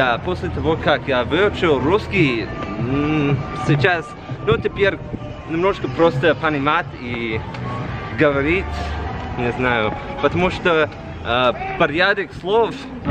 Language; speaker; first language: Russian; non-native, learner; English